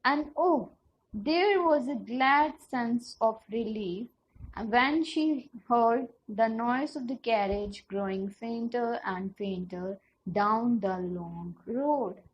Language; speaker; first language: English; non-native, local second language; Punjabi